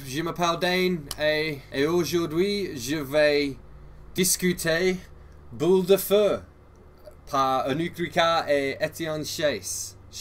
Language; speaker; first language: French; non-native, learner; English